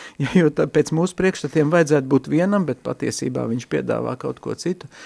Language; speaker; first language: Latvian; native; Latvian